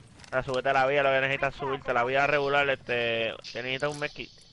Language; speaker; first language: Spanish; early bilingual, heritage; Spanish